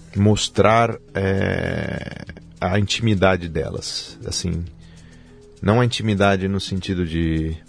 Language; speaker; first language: Portuguese; native; Portuguese